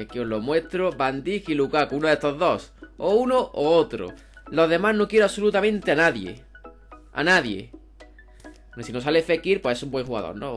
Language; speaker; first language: Spanish; native; Spanish